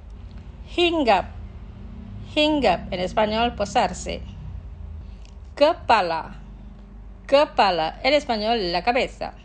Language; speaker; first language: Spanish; non-native, fluent; Indonesian